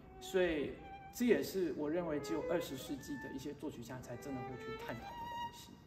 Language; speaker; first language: Chinese; native; Chinese